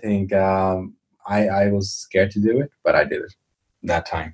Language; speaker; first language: English; non-native, local second language; Hindi